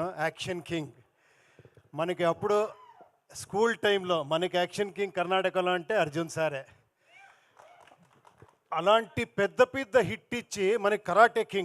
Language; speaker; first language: Telugu; non-native, local second language; Kannada